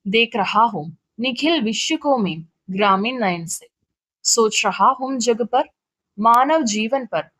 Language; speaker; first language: Hindi; non-native, local second language; Malayalam